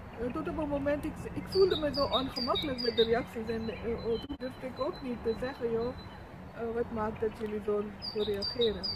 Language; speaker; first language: Dutch; non-native, fluent; Urdu